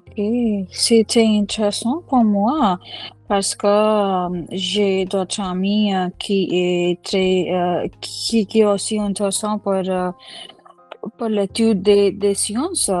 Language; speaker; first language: French; non-native, learner; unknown